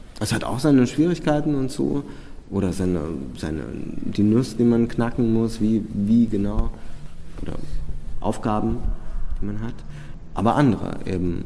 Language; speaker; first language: German; early bilingual, other home language; Czech